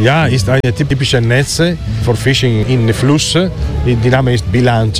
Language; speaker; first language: German; non-native, learner; Italian